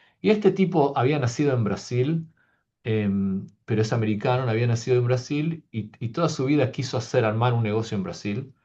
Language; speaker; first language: Spanish; early bilingual, heritage; Spanish